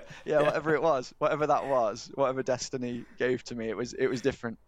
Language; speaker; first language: English; native; English